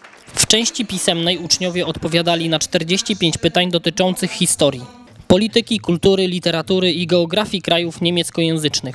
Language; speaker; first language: Polish; native; Polish